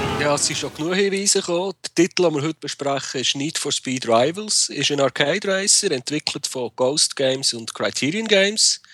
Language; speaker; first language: German; native; German